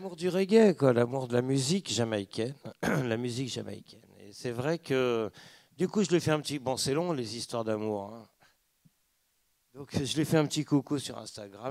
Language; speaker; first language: French; native; French